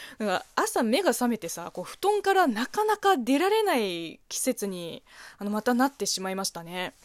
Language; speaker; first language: Japanese; non-native, fluent; Chinese